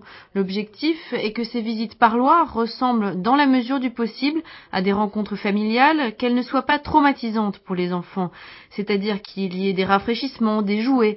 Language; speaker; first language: French; native; French